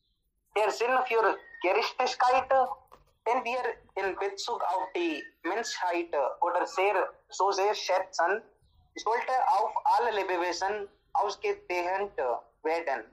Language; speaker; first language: German; non-native, fluent; Hindi